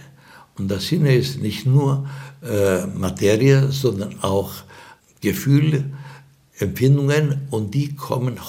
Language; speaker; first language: German; non-native, fluent; Greek